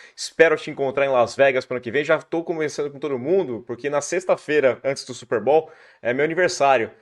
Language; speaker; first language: Portuguese; native; Portuguese